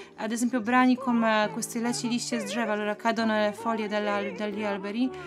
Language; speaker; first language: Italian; non-native, fluent; Polish